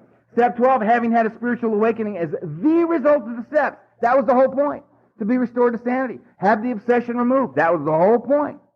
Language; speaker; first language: English; native; English